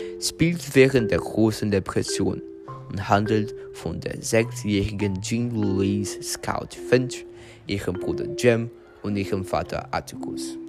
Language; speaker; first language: German; non-native, fluent; Portuguese